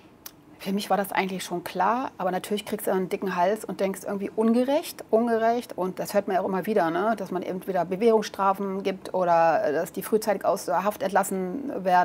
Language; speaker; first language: German; native; German